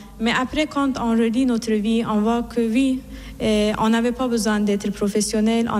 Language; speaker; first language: French; non-native, fluent; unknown